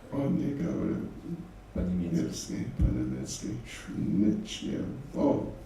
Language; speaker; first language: Russian; non-native, learner; English